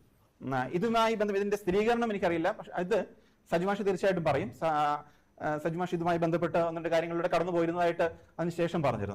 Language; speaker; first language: Malayalam; native; Malayalam